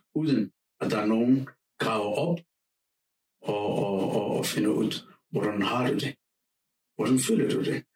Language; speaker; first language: Danish; non-native, fluent; Somali